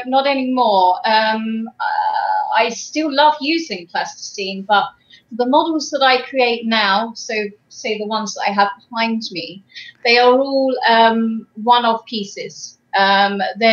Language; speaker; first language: English; native; English